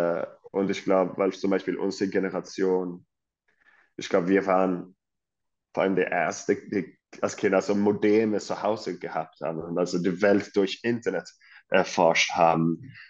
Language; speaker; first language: German; non-native, fluent; Swedish